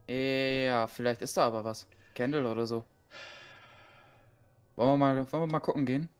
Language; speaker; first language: German; native; German